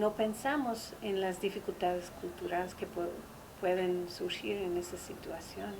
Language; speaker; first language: Spanish; non-native, fluent; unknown